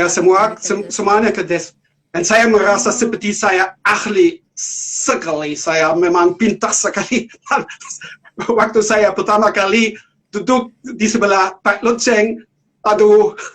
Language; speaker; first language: Indonesian; non-native, learner; German